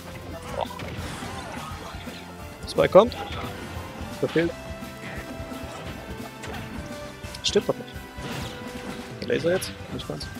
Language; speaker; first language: German; native; German